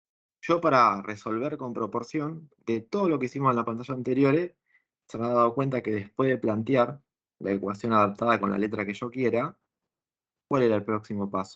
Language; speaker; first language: Spanish; native; Spanish